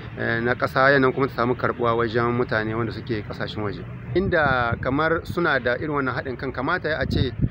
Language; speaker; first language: Hausa; native; Hausa